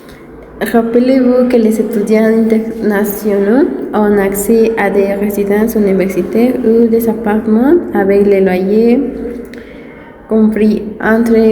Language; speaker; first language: French; non-native, learner; Spanish